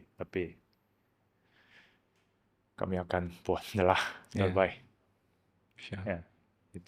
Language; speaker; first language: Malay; non-native, learner; Korean